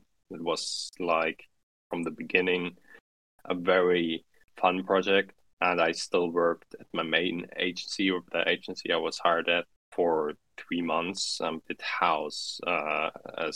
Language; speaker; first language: English; non-native, fluent; German